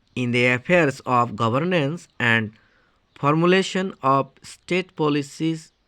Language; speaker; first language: English; non-native, local second language; Bangla